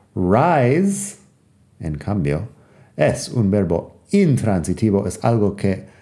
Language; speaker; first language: Spanish; non-native, fluent; English